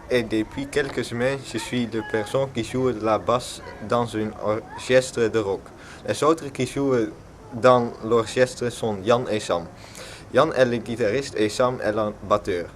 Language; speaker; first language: French; non-native, learner; Dutch